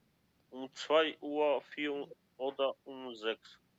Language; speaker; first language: German; non-native, learner; Macedonian